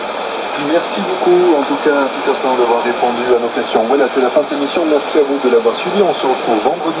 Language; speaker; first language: French; native; French